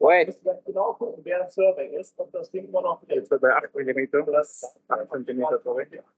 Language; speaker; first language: German; native; German